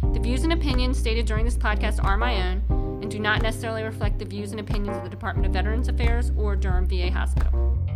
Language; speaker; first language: English; native; English